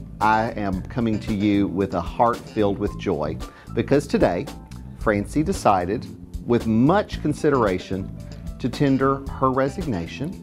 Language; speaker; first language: English; native; English